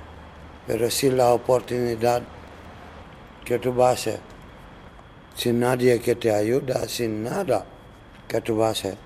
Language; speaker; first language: Spanish; non-native, learner; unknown